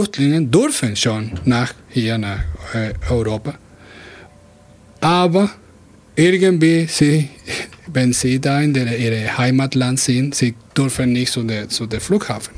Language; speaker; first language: German; non-native, fluent; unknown